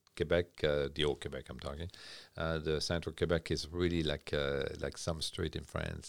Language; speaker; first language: English; non-native, fluent; French